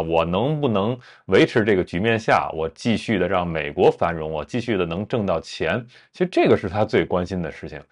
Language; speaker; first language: Chinese; native; Chinese